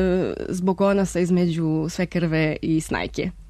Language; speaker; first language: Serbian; non-native, fluent; Spanish